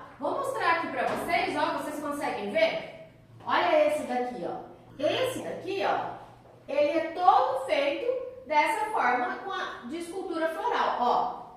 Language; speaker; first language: Portuguese; native; Portuguese